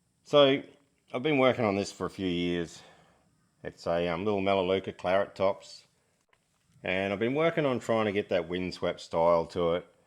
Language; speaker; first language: English; native; English